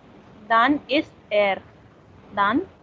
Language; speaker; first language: German; non-native, fluent; Hindi